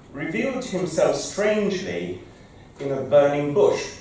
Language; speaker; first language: English; native; English